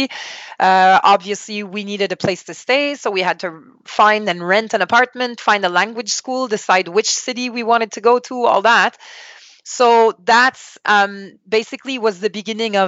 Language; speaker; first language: English; non-native, fluent; French